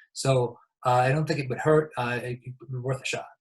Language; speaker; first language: English; native; English